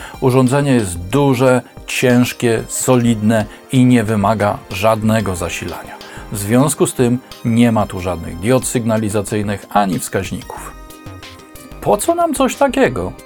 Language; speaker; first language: Polish; native; Polish